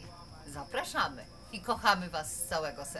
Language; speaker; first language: Polish; native; Polish